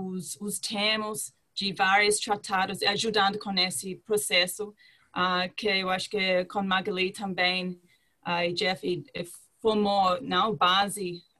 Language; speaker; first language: Portuguese; non-native, fluent; English